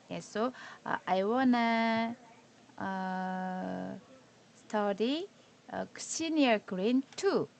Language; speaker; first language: English; non-native, learner; Korean